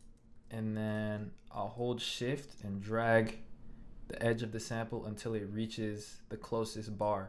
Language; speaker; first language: English; native; English